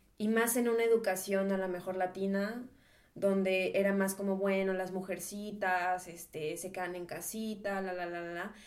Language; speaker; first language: Spanish; native; Spanish